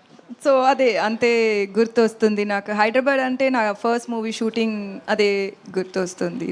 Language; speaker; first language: Telugu; non-native, learner; Tamil